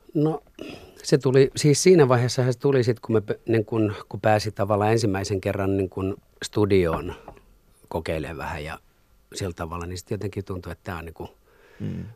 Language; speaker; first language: Finnish; native; Finnish